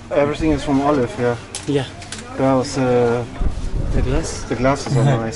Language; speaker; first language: English; non-native, learner; German